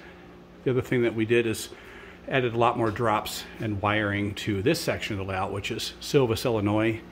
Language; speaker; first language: English; native; English